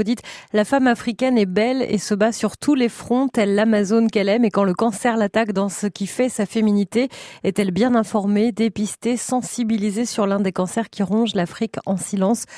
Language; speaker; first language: French; native; French